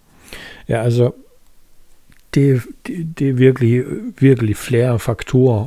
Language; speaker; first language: Danish; non-native, fluent; German